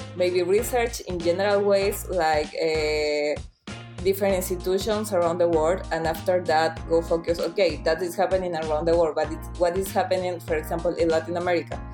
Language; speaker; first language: English; non-native, fluent; Spanish